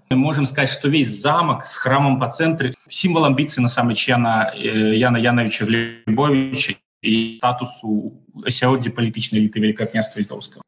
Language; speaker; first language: Belarusian; non-native, local second language; Russian